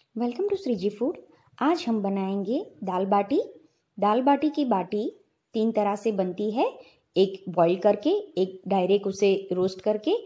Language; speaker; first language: Hindi; non-native, local second language; Gujarati